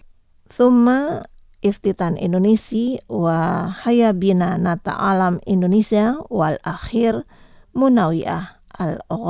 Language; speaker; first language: Arabic; non-native, fluent; Indonesian